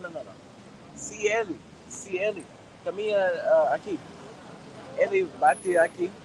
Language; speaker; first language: Portuguese; non-native, learner; English